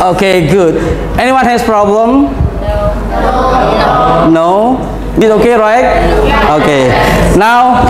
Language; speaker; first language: English; non-native, fluent; Indonesian